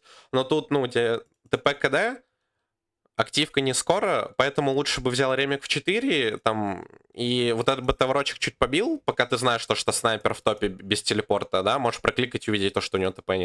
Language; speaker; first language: Russian; native; Russian